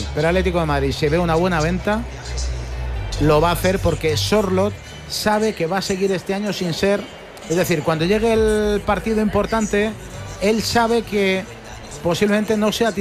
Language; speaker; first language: Spanish; native; Spanish